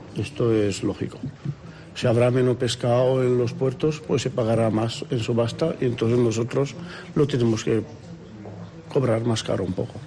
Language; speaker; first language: Spanish; non-native, fluent; Romanian